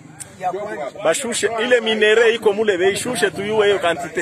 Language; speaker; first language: French; non-native, local second language; Swahili